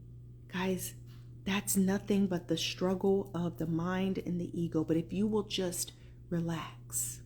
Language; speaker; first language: English; native; English